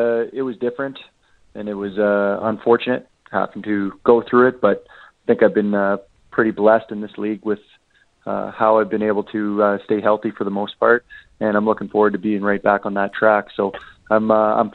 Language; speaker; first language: English; native; English